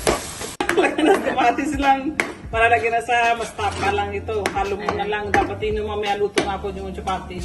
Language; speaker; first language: Filipino; non-native, learner; Punjabi